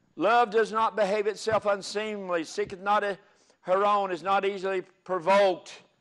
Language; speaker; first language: English; native; English